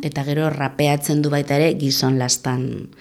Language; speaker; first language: Basque; non-native, local second language; Spanish